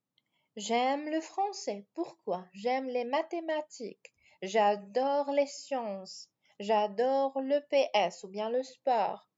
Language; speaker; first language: French; non-native, fluent; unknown